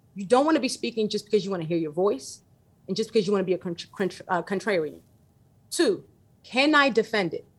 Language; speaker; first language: English; early bilingual, other home language; Yoruba